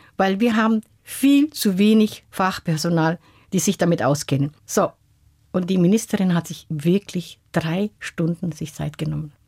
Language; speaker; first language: German; non-native, fluent; Somali